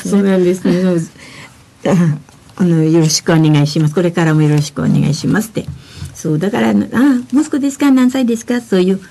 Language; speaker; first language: Japanese; non-native, learner; Filipino